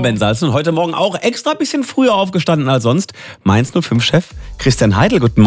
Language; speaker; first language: German; native; German